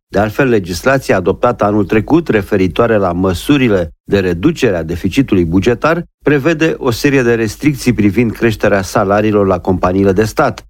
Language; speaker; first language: Romanian; native; Romanian